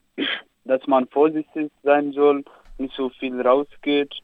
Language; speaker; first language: German; non-native, learner; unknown